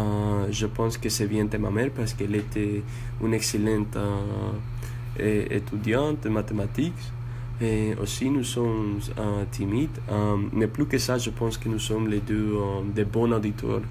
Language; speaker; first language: French; non-native, learner; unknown